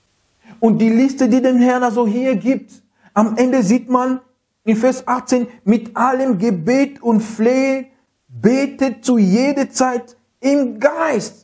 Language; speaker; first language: German; non-native, fluent; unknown